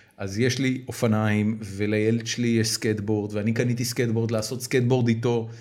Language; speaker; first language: Hebrew; native; Hebrew